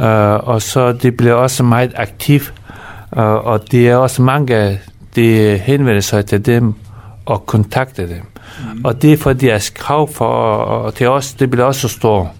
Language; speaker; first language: Danish; non-native, fluent; Persian